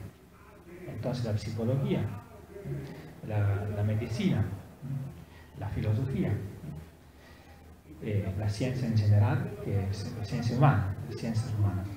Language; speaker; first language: Spanish; non-native, learner; Italian